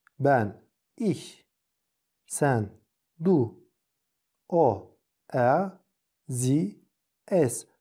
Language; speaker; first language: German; non-native, fluent; Turkish